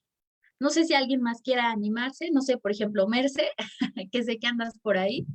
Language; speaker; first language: Spanish; native; Spanish